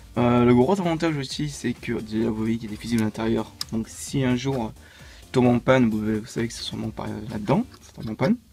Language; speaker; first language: French; native; French